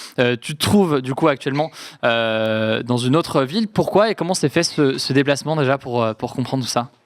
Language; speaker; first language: French; native; French